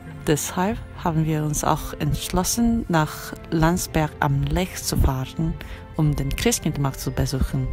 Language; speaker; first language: German; non-native, fluent; Korean